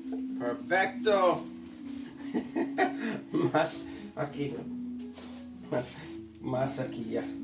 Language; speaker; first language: Spanish; non-native, learner; English